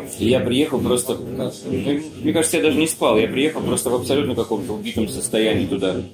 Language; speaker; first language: Russian; native; Russian